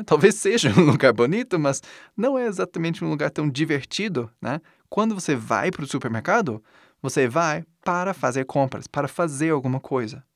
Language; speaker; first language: Portuguese; non-native, fluent; English